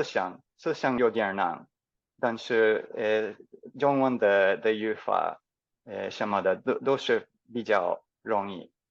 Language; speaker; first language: Chinese; non-native, fluent; English